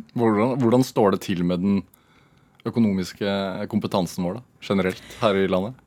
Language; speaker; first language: Norwegian; native; Norwegian